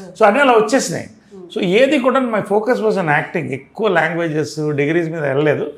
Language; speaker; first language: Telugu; native; Telugu